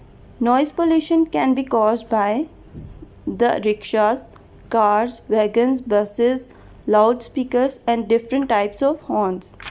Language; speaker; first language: English; non-native, local second language; Urdu